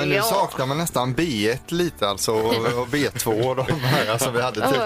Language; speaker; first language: Swedish; native; Swedish